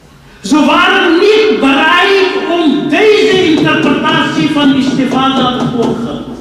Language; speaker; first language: Dutch; non-native, fluent; Urdu